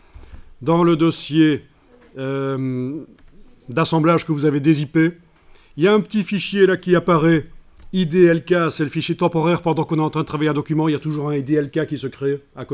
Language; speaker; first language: French; native; French